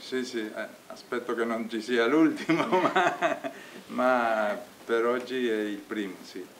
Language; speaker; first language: Italian; non-native, learner; Spanish